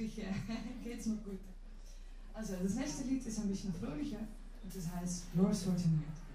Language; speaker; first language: German; non-native, fluent; Dutch